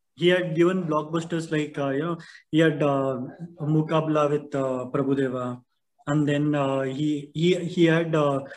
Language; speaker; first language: English; non-native, local second language; Tamil